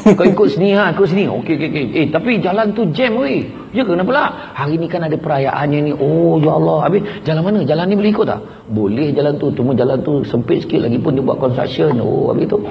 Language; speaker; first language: Malay; native; Malay